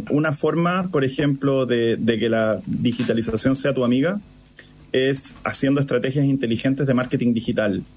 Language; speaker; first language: Spanish; native; Spanish